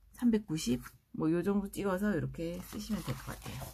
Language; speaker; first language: Korean; native; Korean